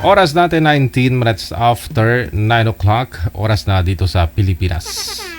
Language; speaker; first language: Filipino; native; Filipino